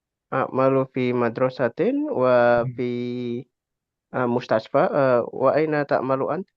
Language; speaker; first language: Arabic; non-native, learner; Indonesian